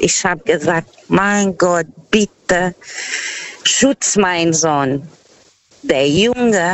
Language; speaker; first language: German; non-native, learner; Portuguese